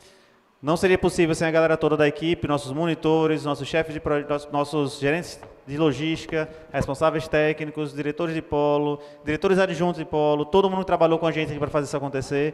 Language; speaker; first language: Portuguese; native; Portuguese